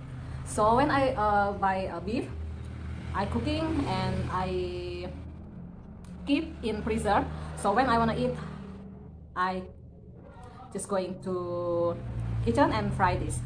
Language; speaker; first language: English; non-native, learner; Indonesian